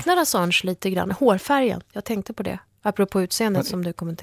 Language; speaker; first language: Swedish; early bilingual, other home language; Kurdish